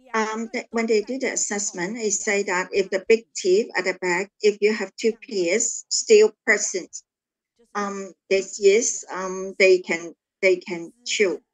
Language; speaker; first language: English; non-native, learner; Chinese